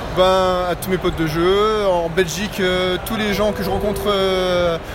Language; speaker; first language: French; native; French